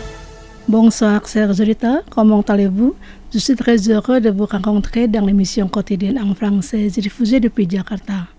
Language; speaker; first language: French; non-native, fluent; Indonesian